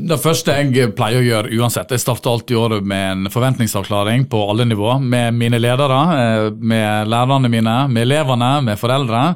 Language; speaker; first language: Norwegian; native; Norwegian